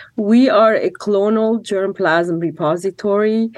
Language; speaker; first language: English; non-native, fluent; Arabic